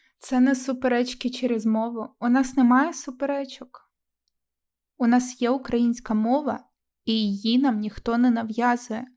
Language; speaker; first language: Ukrainian; native; Ukrainian